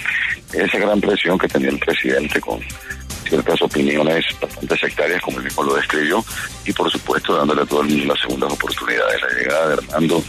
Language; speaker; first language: Spanish; native; Spanish